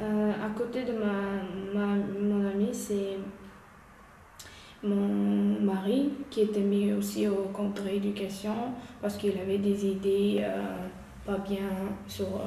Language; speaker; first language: French; non-native, learner; Uyghur